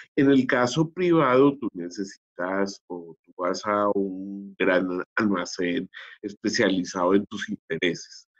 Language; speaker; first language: Spanish; native; Spanish